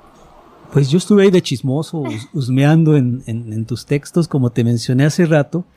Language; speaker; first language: Spanish; native; Spanish